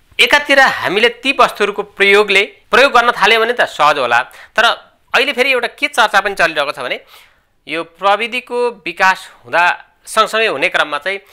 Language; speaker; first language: Nepali; native; Nepali